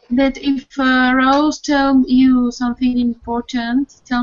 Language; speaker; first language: English; non-native, learner; Spanish